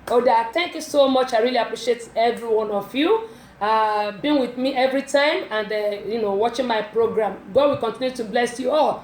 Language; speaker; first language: English; non-native, local second language; Yoruba